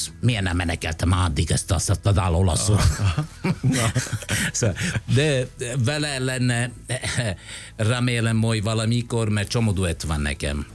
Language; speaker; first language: Hungarian; non-native, fluent; Italian